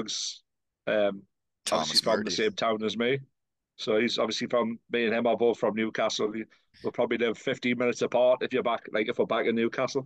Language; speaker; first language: English; native; English